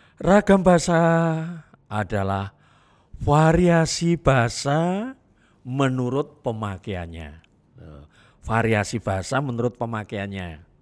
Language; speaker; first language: Indonesian; non-native, local second language; Javanese